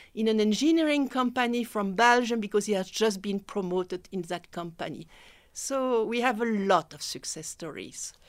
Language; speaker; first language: English; non-native, fluent; French